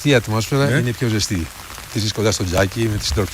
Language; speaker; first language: Greek; native; Greek